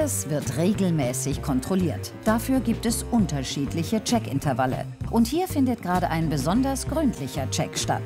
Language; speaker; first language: German; native; German